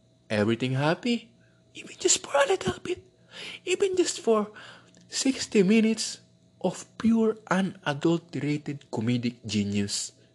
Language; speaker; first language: English; non-native, local second language; Filipino